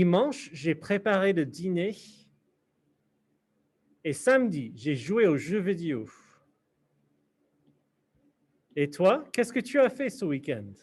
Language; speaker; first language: French; non-native, fluent; English